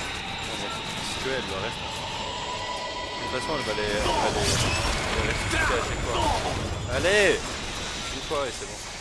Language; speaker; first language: French; native; French